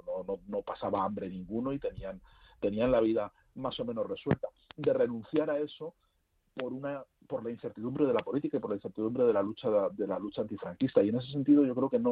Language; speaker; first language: Spanish; native; Spanish